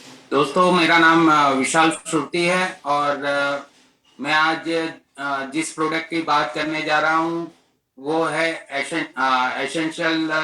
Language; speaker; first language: Hindi; native; Hindi